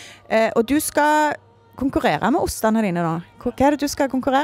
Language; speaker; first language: Norwegian; native; Norwegian